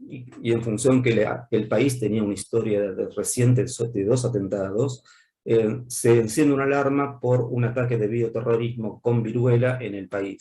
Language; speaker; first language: Spanish; native; Spanish